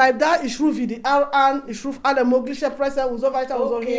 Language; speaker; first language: German; non-native, fluent; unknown